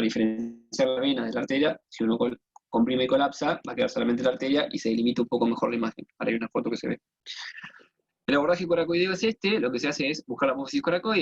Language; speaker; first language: Spanish; native; Spanish